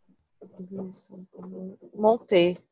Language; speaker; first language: French; non-native, learner; Portuguese